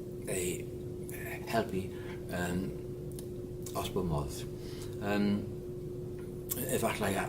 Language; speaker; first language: Welsh; non-native, learner; English